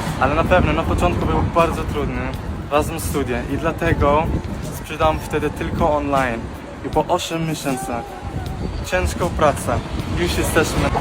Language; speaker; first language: Polish; early bilingual, other home language; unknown